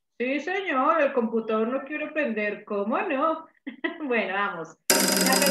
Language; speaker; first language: Spanish; native; Spanish